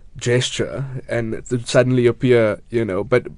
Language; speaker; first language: English; native; English